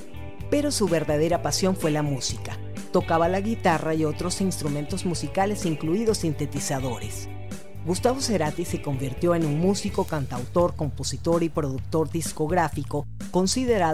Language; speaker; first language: Spanish; native; Spanish